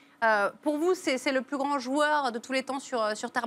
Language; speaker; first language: French; native; French